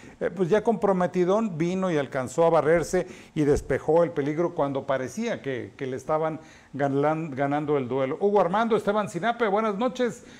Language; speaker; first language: Spanish; native; Spanish